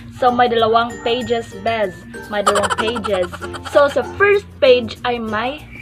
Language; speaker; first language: Filipino; non-native, local second language; Cebuano